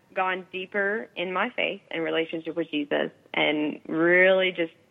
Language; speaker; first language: English; native; English